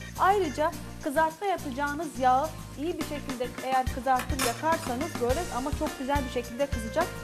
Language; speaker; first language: Turkish; non-native, local second language; Arabic